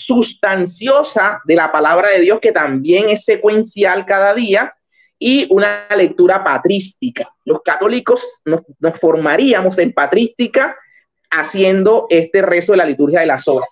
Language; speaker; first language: Spanish; native; Spanish